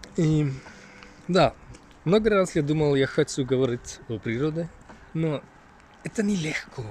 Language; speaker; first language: Russian; non-native, learner; Finnish